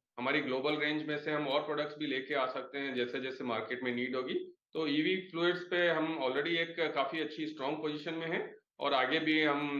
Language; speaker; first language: Hindi; native; Hindi